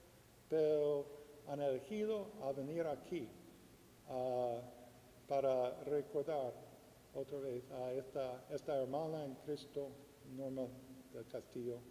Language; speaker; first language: Spanish; non-native, fluent; English